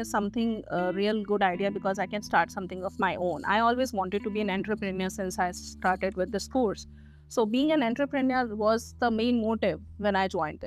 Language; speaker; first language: English; non-native, local second language; Hindi